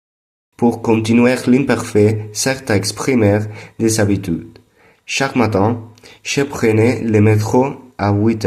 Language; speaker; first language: French; non-native, learner; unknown